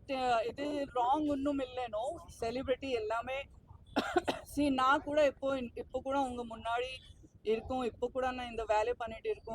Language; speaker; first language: Tamil; non-native, fluent; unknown